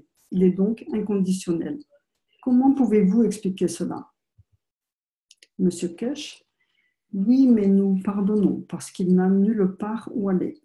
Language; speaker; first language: French; native; French